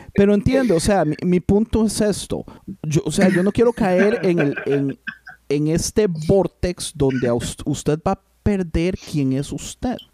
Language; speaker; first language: Spanish; native; Spanish